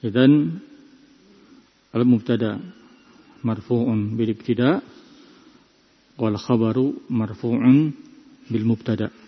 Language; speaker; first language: Arabic; non-native, fluent; Indonesian